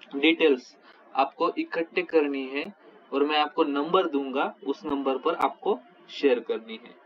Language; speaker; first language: Hindi; non-native, local second language; Marathi